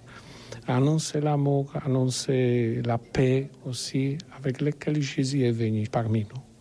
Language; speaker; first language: French; non-native, learner; Polish